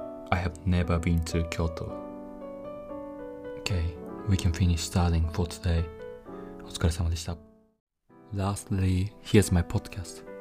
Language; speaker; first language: English; non-native, fluent; Japanese